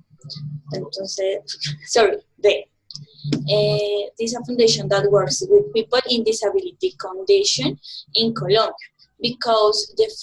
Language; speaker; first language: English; non-native, learner; Spanish